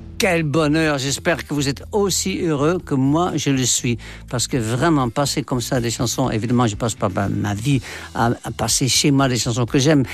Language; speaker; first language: French; non-native, fluent; Dutch